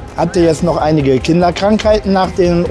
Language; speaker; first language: German; native; German